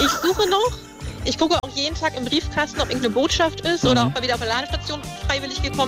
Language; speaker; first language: German; native; German